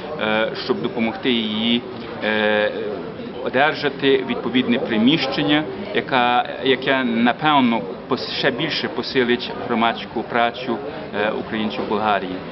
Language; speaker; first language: Ukrainian; early bilingual, heritage; Ukrainian